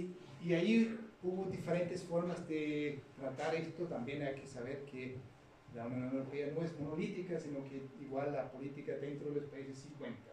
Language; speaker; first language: Spanish; non-native, fluent; German